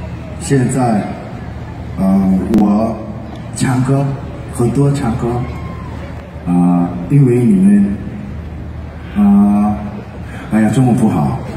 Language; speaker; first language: Chinese; non-native, learner; Korean